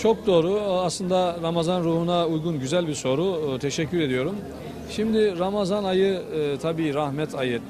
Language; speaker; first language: Turkish; native; Turkish